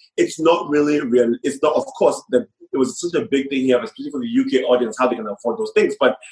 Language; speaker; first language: English; non-native, local second language; Yoruba